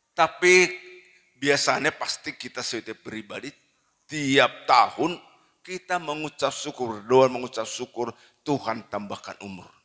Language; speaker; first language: Indonesian; non-native, local second language; Batak Toba